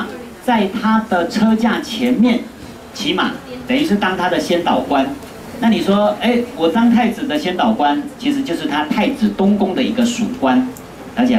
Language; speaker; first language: Chinese; native; Chinese